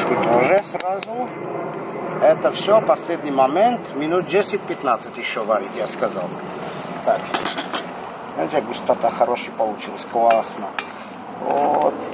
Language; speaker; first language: Russian; non-native, fluent; Armenian